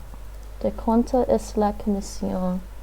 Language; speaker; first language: Spanish; non-native, learner; English